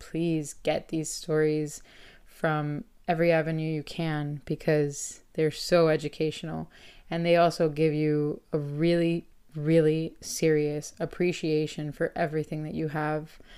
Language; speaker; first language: English; early bilingual, other home language; Spanish